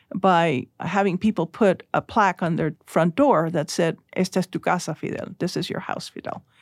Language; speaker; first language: English; early bilingual, other home language; Spanish